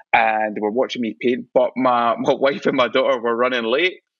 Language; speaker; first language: English; native; English